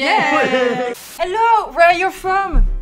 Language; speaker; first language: English; non-native, learner; French